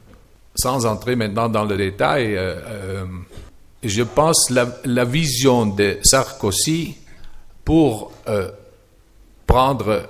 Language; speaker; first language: French; non-native, fluent; German